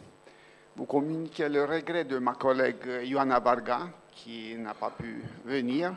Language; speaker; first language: French; non-native, fluent; Romanian